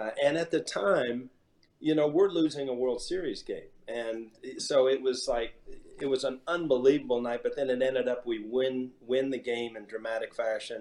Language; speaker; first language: English; native; English